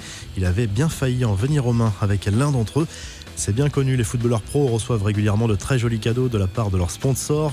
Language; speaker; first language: French; native; French